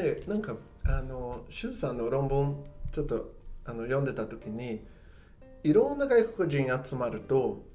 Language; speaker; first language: Japanese; non-native, fluent; Portuguese